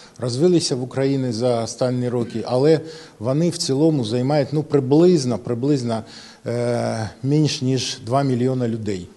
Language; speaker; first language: Ukrainian; non-native, local second language; Russian